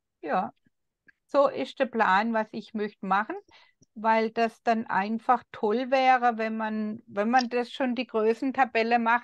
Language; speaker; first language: German; native; German